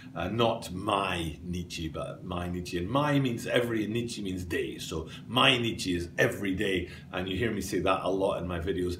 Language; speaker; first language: English; native; English